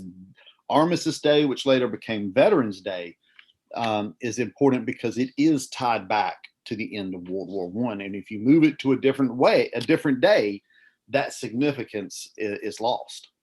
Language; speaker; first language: English; native; English